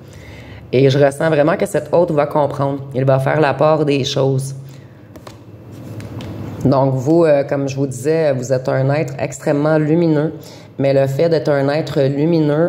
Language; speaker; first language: French; native; French